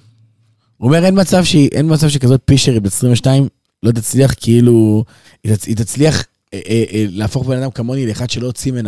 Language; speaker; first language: Hebrew; native; Hebrew